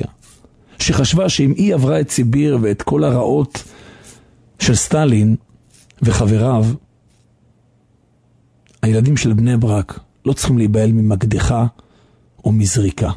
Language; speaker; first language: Hebrew; native; Hebrew